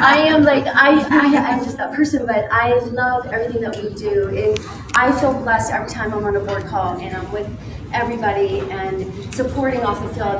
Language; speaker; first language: English; native; English